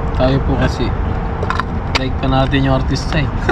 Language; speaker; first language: Filipino; native; Filipino